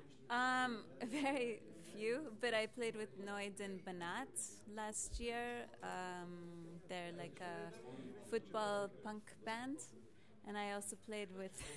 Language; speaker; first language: English; native; English